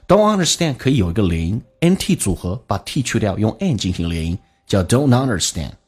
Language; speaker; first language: Chinese; native; Chinese